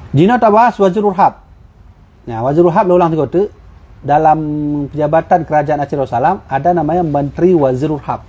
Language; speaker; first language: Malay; non-native, local second language; Achinese